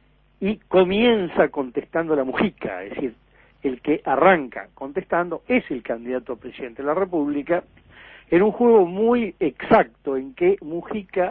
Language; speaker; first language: Spanish; native; Spanish